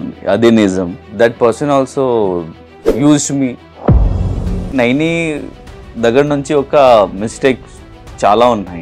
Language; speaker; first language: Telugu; non-native, learner; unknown